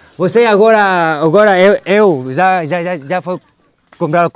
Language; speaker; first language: Portuguese; non-native, learner; Vietnamese